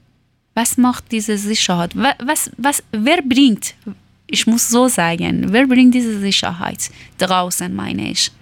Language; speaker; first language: German; non-native, learner; Persian